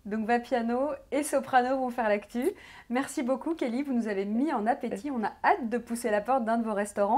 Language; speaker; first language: French; native; French